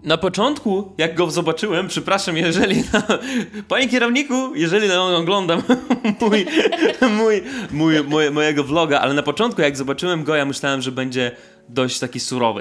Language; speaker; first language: Polish; non-native, fluent; Russian